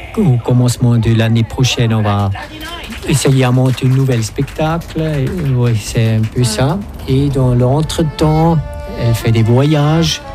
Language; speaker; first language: French; non-native, local second language; Swiss German